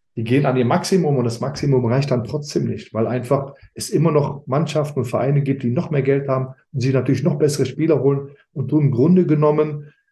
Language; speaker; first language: German; early bilingual, other home language; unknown